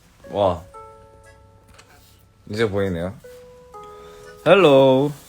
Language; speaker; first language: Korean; early bilingual, heritage; English